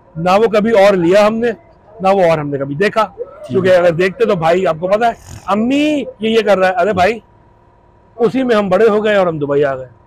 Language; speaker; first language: Urdu; native; Urdu